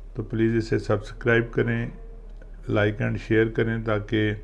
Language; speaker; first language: Urdu; non-native, local second language; Punjabi